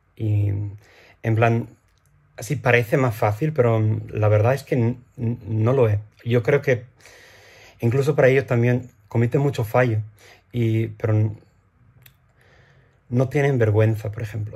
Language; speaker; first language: Spanish; non-native, fluent; English